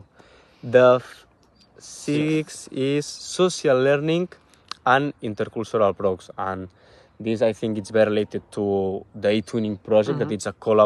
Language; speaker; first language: English; non-native, fluent; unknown